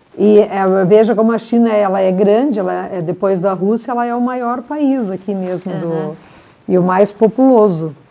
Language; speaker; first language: Portuguese; native; Portuguese